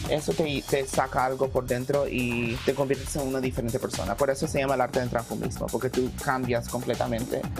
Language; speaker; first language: Spanish; early bilingual, heritage; Spanish